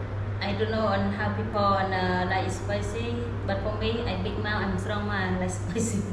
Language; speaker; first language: English; non-native, learner; Khmer